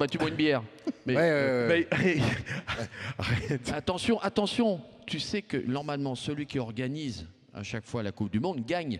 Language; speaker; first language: French; native; French